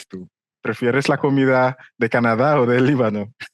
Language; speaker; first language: Spanish; non-native, fluent; English